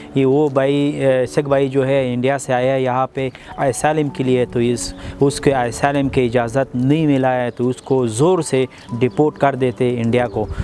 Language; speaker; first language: Hindi; non-native, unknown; Pashto